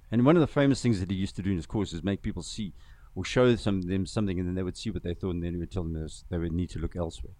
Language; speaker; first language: English; non-native, local second language; Zulu